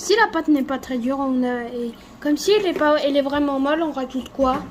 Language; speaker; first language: French; native; French